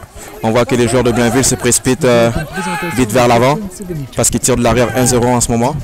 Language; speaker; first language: French; native; French